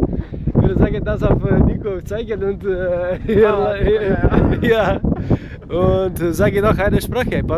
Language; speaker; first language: German; non-native, learner; Bulgarian